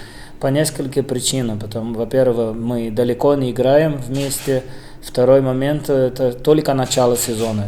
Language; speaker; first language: Russian; non-native, fluent; Portuguese